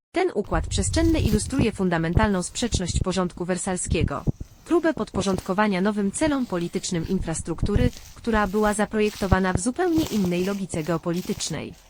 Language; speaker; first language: Polish; native; Polish